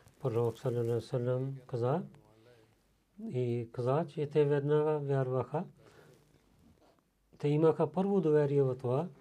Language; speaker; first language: Bulgarian; non-native, learner; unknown